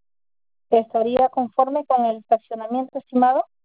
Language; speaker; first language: Spanish; native; Spanish